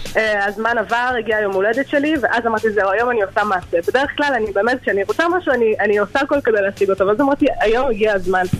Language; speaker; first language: Hebrew; native; Hebrew